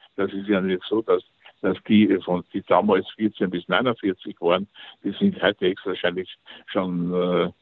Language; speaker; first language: German; native; German